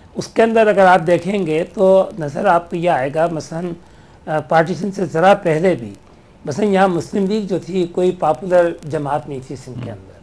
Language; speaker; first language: Urdu; native; Urdu